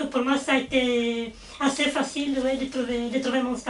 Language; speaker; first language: French; non-native, fluent; Italian